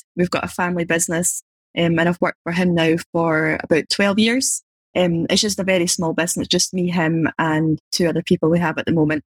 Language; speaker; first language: English; native; English